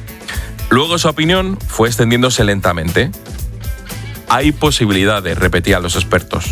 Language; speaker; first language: Spanish; native; Spanish